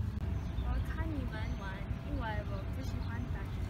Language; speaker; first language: Chinese; non-native, learner; English